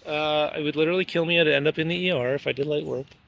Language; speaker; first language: English; native; English